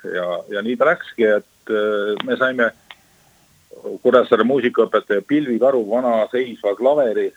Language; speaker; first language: Estonian; native; Estonian